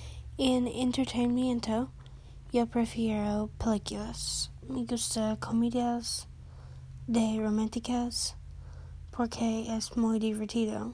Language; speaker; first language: Spanish; non-native, learner; English